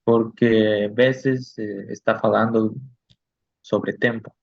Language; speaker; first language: Portuguese; non-native, learner; Spanish